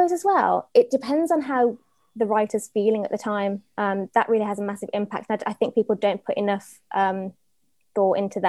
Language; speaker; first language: English; native; English